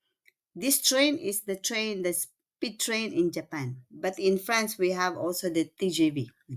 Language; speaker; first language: English; non-native, local second language; Filipino